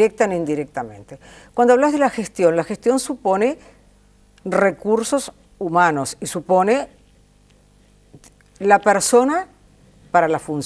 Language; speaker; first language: Spanish; native; Spanish